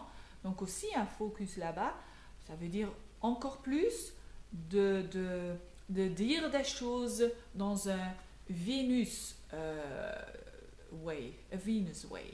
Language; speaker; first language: French; non-native, local second language; Dutch